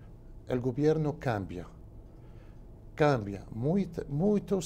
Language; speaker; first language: Spanish; non-native, learner; Arabic